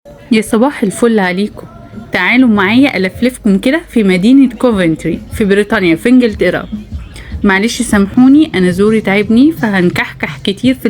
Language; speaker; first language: Arabic; native; Arabic